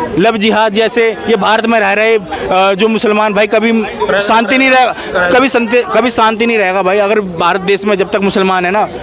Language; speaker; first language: Hindi; native; Hindi